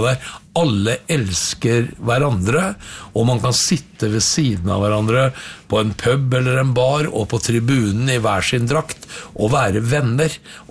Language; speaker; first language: Norwegian; native; Norwegian